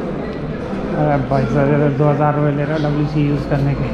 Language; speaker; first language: Hindi; native; Hindi